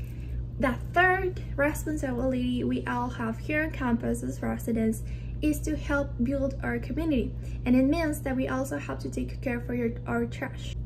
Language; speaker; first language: English; non-native, local second language; Spanish